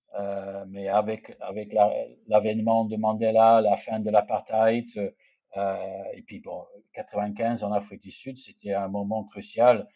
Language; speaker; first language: French; non-native, fluent; English